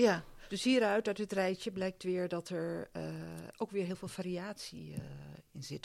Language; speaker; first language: Dutch; native; Dutch